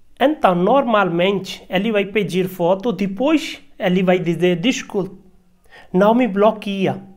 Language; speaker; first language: Portuguese; non-native, learner; Hindi